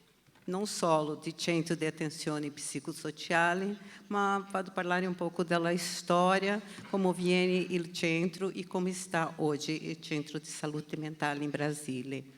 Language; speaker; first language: Italian; non-native, learner; Portuguese